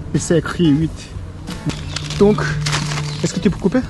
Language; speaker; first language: French; non-native, learner; Korean